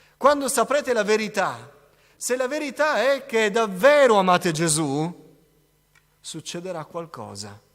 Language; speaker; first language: Italian; native; Italian